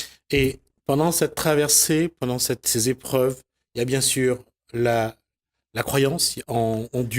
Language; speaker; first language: French; native; French